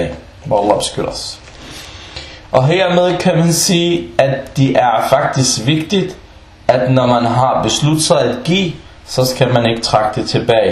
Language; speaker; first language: Danish; early bilingual, other home language; Arabic